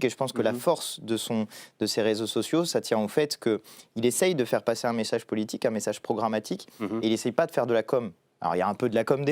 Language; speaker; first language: French; native; French